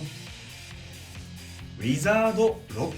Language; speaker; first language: Japanese; native; Japanese